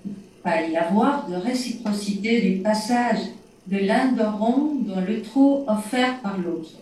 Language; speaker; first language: French; native; French